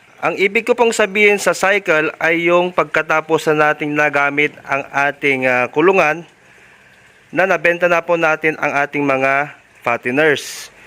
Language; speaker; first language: Filipino; non-native, local second language; Iloko